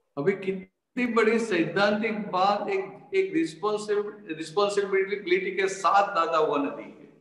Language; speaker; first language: Hindi; non-native, local second language; Gujarati